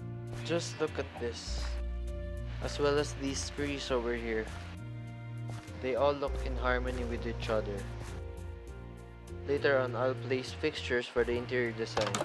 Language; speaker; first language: English; non-native, local second language; Filipino